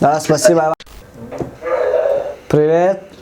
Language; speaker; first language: Russian; non-native, local second language; Tajik